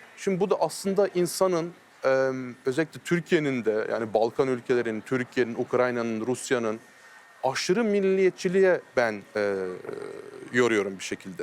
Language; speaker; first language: Turkish; early bilingual, heritage; Turkish